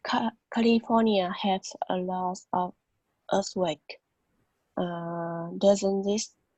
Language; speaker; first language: English; non-native, learner; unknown